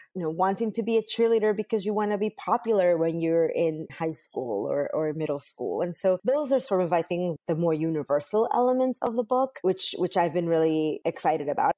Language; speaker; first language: English; early bilingual, other home language; Spanish